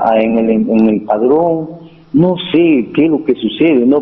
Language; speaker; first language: Spanish; native; Spanish